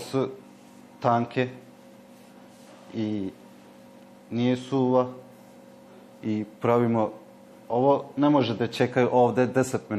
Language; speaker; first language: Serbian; non-native, learner; Turkish